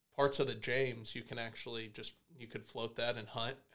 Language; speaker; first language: English; native; English